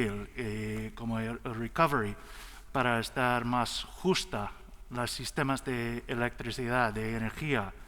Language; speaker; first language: Spanish; non-native, learner; English